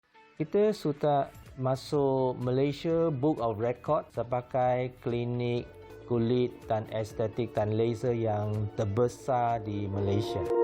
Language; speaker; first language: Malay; non-native, local second language; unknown